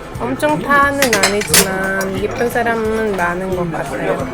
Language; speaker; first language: Korean; non-native, fluent; Uzbek